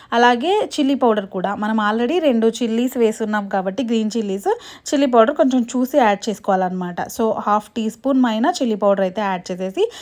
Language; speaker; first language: Telugu; non-native, local second language; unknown